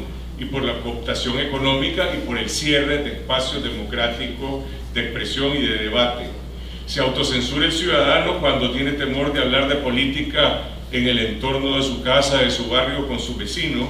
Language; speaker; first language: Spanish; native; Spanish